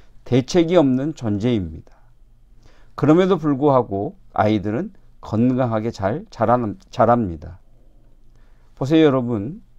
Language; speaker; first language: Korean; native; Korean